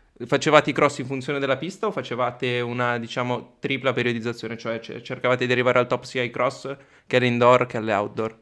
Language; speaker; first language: Italian; native; Italian